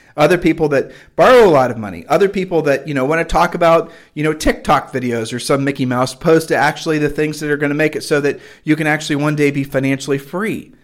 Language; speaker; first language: English; native; English